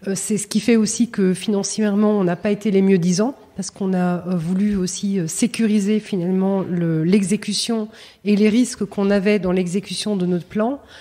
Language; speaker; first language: French; native; French